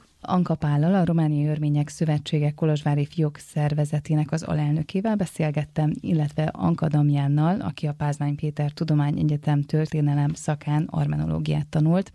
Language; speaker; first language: Hungarian; native; Hungarian